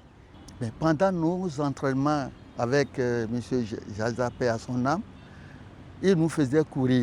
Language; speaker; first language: French; non-native, local second language; Ewe